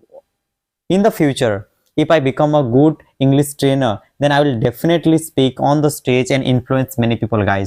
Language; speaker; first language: English; non-native, local second language; Odia